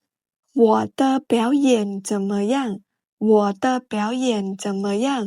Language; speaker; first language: Chinese; non-native, fluent; Khmer